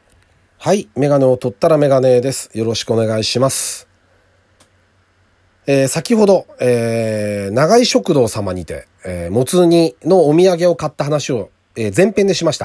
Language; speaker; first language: Japanese; native; Japanese